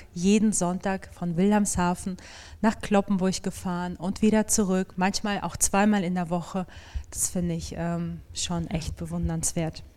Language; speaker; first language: German; native; German